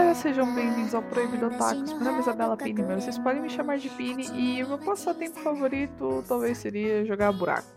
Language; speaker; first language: Portuguese; native; Portuguese